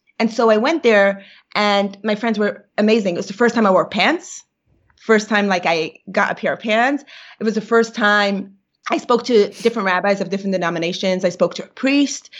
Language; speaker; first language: English; native; English